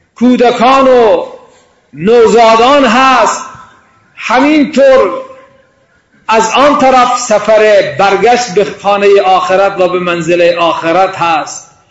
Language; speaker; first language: Persian; non-native, local second language; Baluchi